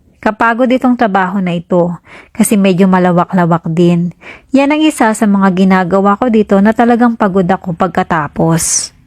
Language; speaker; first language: Filipino; native; Filipino